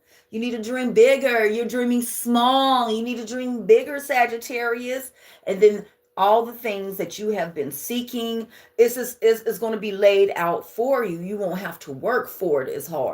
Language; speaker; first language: English; native; English